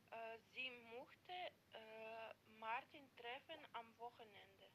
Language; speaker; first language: German; non-native, learner; Macedonian